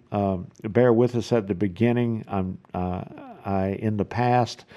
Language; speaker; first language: English; native; English